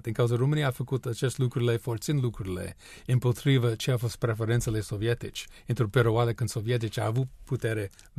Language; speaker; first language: Romanian; non-native, learner; English